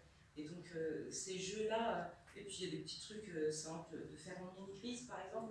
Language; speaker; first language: French; native; French